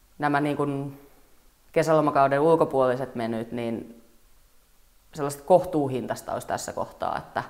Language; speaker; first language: Finnish; native; Finnish